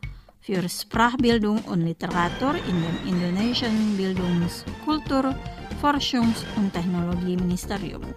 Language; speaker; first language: German; non-native, fluent; Indonesian